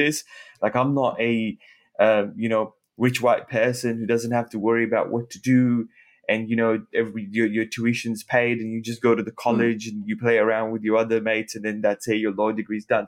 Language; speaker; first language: English; non-native, local second language; Urdu